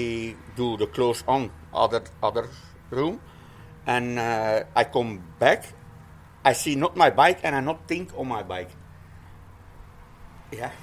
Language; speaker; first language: English; non-native, learner; Dutch